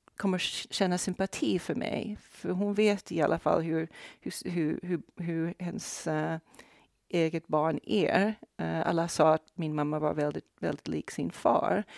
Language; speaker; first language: Swedish; non-native, fluent; Portuguese